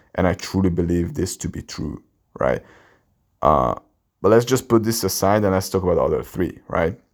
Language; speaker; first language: English; non-native, fluent; Hungarian